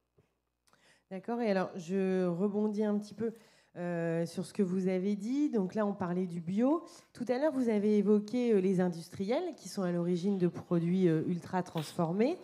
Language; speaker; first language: French; native; French